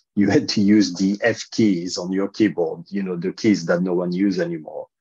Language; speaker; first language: English; non-native, fluent; French